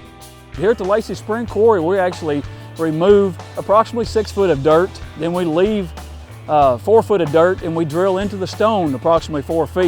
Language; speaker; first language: English; native; English